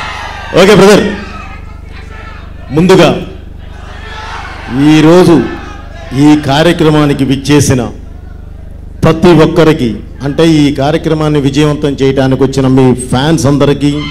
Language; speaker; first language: Telugu; native; Telugu